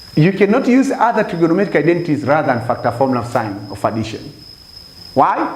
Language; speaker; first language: English; non-native, local second language; Swahili